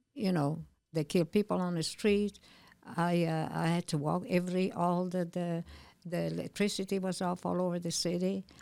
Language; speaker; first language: English; non-native, fluent; Italian